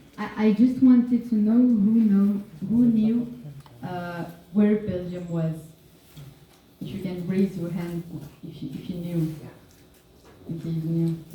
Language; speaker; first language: English; non-native, fluent; French